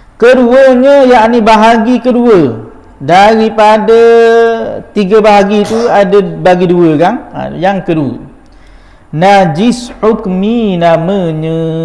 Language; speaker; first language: Malay; native; Malay